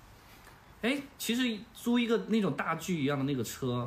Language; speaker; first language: Chinese; native; Chinese